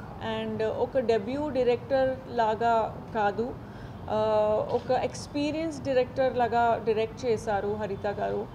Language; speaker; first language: Telugu; non-native, fluent; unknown